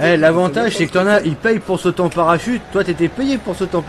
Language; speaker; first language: French; native; French